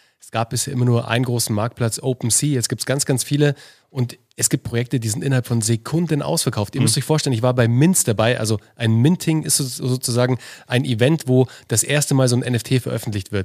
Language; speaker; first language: German; native; German